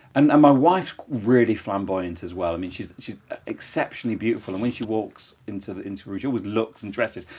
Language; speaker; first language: English; native; English